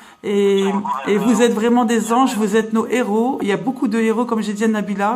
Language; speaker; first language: French; native; French